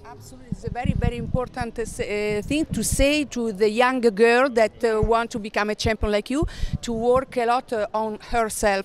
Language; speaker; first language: English; non-native, learner; Italian